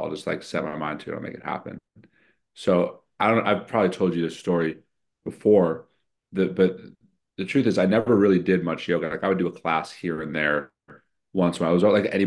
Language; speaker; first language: English; native; English